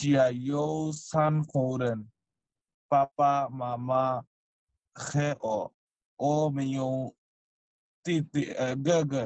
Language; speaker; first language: Chinese; non-native, learner; Bangla